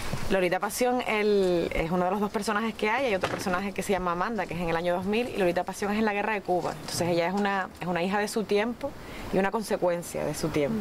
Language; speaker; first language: Spanish; native; Spanish